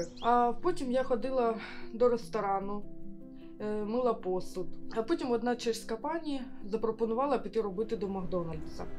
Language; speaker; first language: Ukrainian; native; Ukrainian